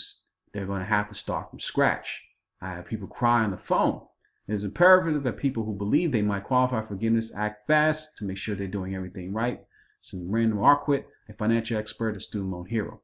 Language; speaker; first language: English; native; English